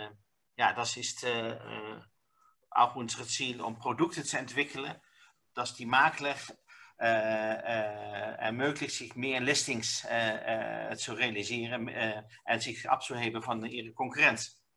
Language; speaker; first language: German; non-native, learner; Dutch